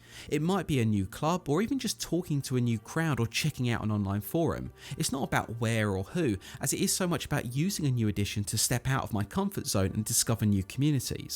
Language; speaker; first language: English; native; English